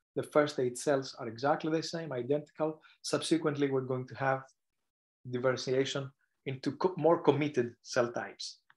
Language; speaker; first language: English; non-native, fluent; Greek